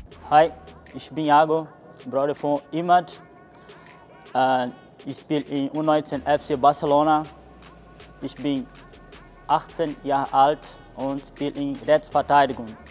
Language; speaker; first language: German; non-native, learner; Portuguese